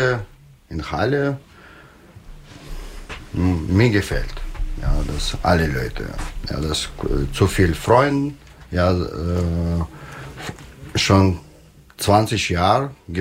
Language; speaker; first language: German; non-native, learner; Russian